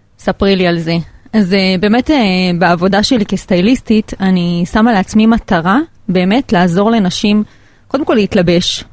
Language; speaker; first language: Hebrew; native; Hebrew